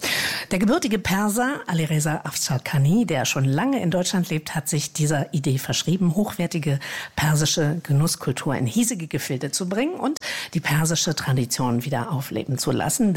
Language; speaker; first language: German; native; German